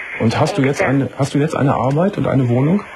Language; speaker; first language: German; native; German